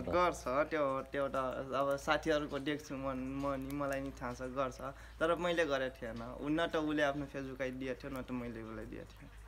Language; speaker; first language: Nepali; non-native, local second language; Dangaura Tharu